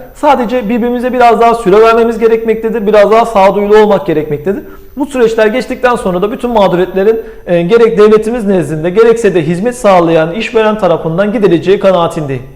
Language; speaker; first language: Turkish; native; Turkish